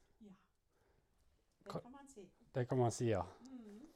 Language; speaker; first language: Norwegian; non-native, fluent; English